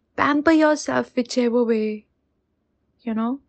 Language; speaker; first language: English; non-native, local second language; Hindi